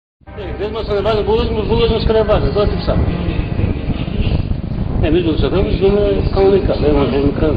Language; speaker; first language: Greek; non-native, local second language; Macedonian